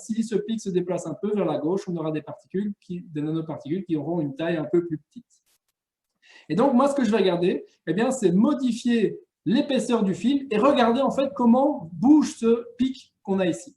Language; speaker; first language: French; native; French